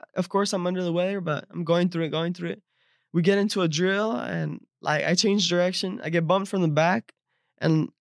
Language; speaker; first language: English; early bilingual, other home language; Spanish